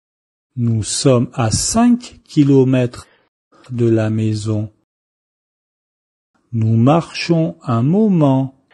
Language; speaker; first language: French; non-native, fluent; Chinese